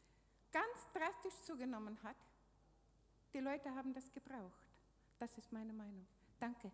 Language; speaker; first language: German; non-native, fluent; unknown